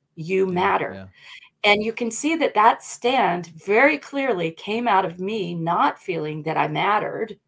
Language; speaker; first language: English; native; English